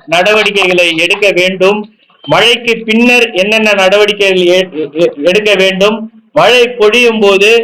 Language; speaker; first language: Tamil; native; Tamil